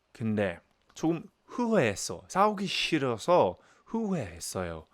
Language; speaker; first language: Korean; non-native, learner; English